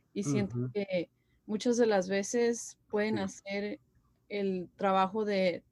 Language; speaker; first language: Spanish; early bilingual, heritage; Spanish